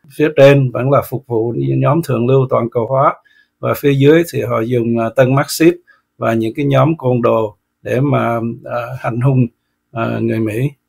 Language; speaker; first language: Vietnamese; native; Vietnamese